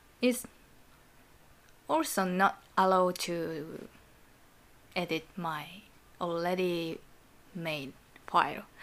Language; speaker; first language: English; non-native, learner; Japanese